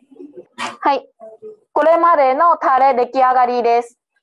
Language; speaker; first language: Japanese; non-native, learner; Vietnamese